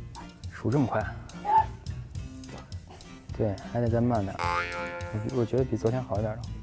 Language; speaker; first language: Chinese; native; Chinese